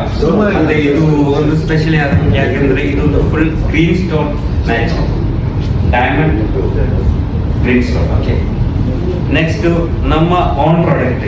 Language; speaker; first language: Kannada; non-native, local second language; Malayalam